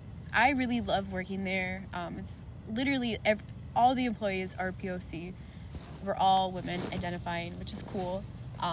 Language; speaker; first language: English; native; English